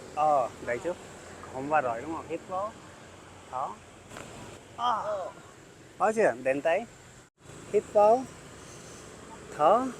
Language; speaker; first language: Vietnamese; non-native, learner; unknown